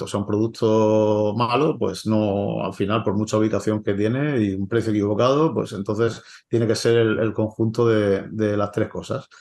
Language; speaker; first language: Spanish; native; Spanish